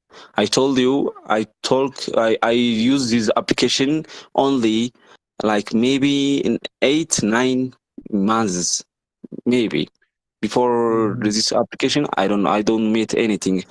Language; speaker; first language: English; non-native, learner; Amharic